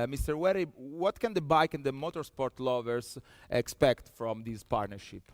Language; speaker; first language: English; non-native, fluent; Italian